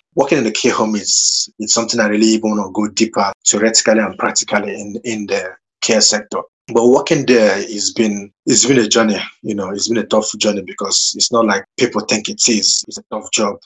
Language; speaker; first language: English; non-native, local second language; Igbo